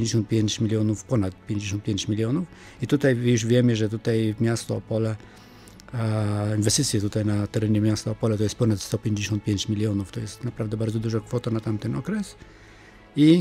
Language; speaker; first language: Polish; non-native, fluent; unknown